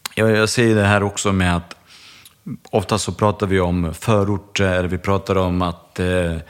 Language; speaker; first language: Swedish; early bilingual, other home language; Bosnian